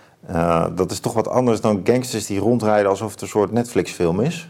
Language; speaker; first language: Dutch; native; Dutch